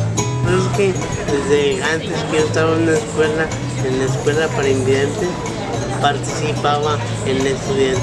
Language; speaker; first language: Spanish; native; Spanish